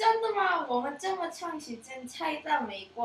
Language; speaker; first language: Chinese; non-native, learner; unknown